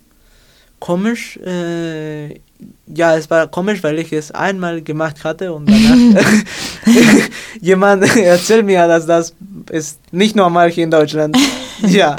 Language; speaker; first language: German; non-native, learner; Spanish